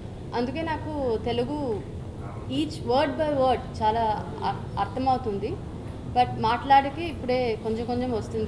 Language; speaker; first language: Telugu; non-native, learner; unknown